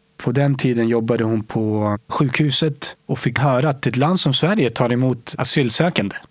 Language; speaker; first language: Swedish; early bilingual, other home language; Romany